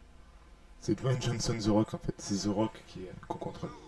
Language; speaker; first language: French; native; French